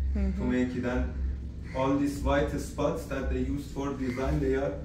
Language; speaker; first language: English; non-native, fluent; Persian